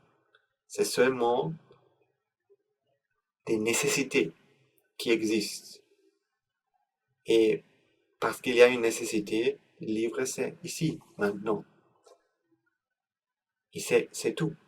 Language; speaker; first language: French; non-native, learner; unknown